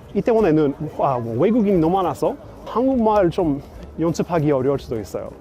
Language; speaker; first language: Korean; non-native, fluent; English